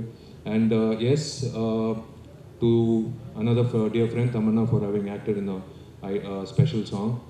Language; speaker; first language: Tamil; native; Tamil